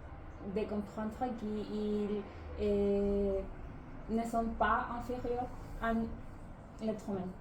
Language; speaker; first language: French; non-native, learner; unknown